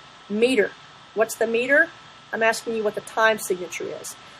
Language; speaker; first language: English; native; English